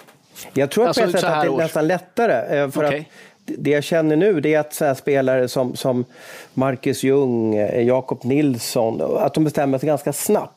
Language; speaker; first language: Swedish; native; Swedish